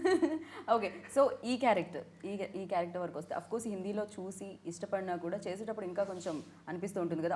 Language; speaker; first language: Telugu; native; Telugu